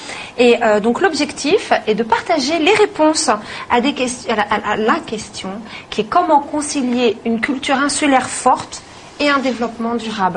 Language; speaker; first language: French; native; French